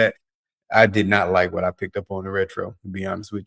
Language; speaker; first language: English; native; English